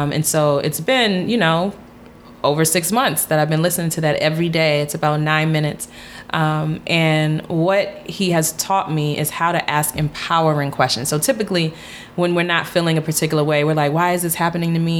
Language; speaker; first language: English; native; English